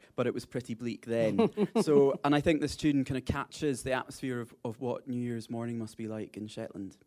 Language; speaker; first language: English; native; English